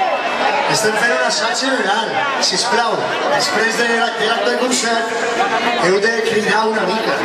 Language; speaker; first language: Catalan; non-native, local second language; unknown